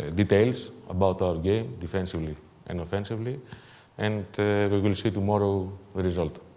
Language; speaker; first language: English; non-native, fluent; Greek